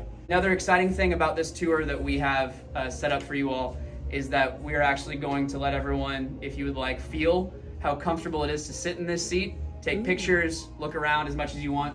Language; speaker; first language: English; native; English